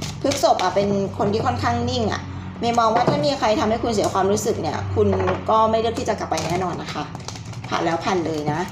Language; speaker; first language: Thai; native; Thai